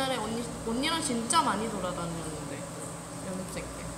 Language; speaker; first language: Korean; non-native, fluent; Thai